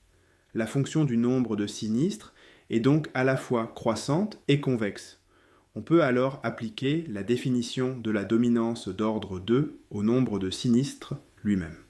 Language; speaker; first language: French; native; French